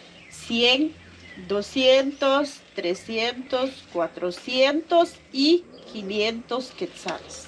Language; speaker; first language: Spanish; non-native, local second language; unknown